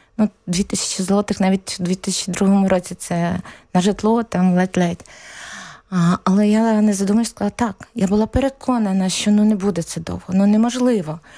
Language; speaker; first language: Ukrainian; native; Ukrainian